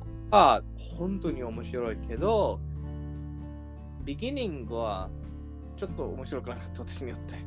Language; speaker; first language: Japanese; non-native, learner; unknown